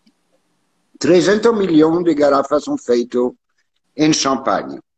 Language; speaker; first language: Portuguese; non-native, learner; French